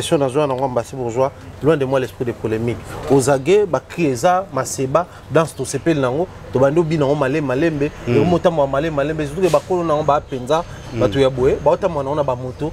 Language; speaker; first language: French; non-native, local second language; Lingala